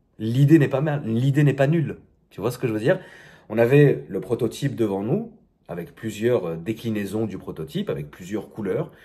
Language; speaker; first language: French; native; French